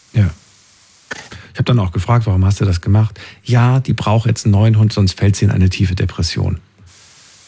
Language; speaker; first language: German; native; German